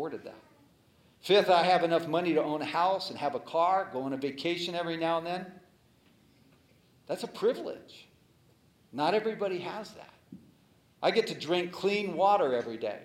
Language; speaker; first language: English; native; English